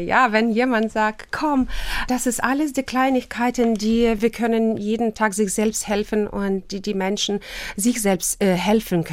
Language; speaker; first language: German; non-native, fluent; Ukrainian